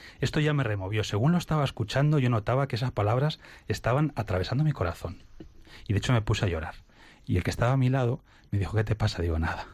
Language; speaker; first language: Spanish; native; Spanish